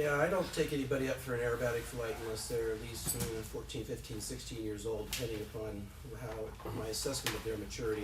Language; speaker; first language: English; native; English